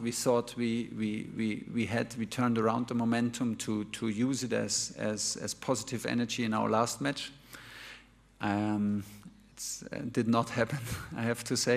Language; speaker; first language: English; non-native, fluent; German